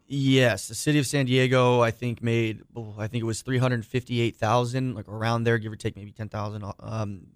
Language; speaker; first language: English; native; English